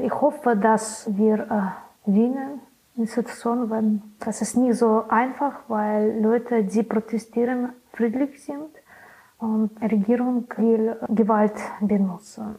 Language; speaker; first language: German; non-native, learner; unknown